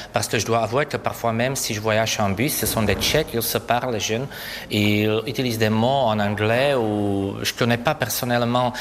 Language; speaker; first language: French; non-native, fluent; Czech